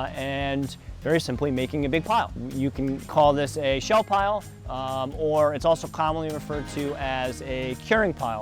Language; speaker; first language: English; native; English